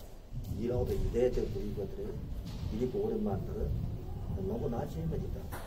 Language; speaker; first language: Bulgarian; non-native, learner; Chinese